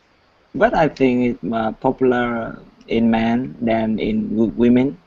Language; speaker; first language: English; non-native, learner; Vietnamese